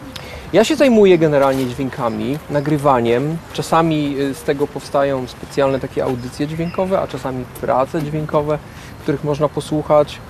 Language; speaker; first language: Polish; native; Polish